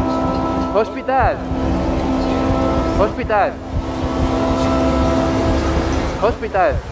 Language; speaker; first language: English; non-native, learner; Spanish